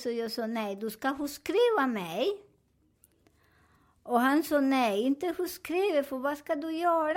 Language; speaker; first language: Swedish; non-native, learner; Spanish